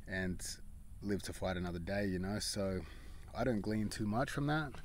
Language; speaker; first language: English; native; English